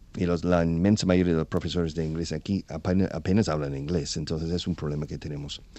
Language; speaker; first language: Spanish; non-native, fluent; English